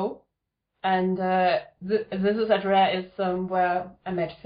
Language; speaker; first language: English; non-native, fluent; German